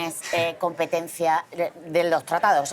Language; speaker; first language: Spanish; native; Spanish